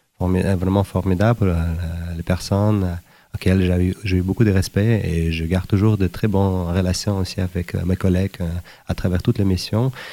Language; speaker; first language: French; non-native, fluent; Uzbek